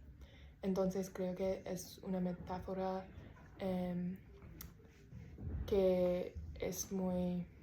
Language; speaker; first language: Spanish; non-native, learner; English